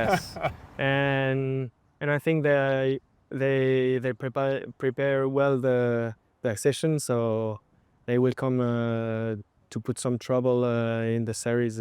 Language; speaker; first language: English; non-native, fluent; French